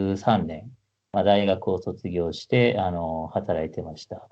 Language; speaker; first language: Japanese; native; Japanese